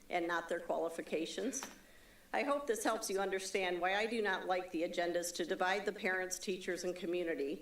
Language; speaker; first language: English; native; English